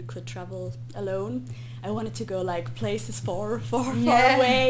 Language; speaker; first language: English; non-native, fluent; Swiss German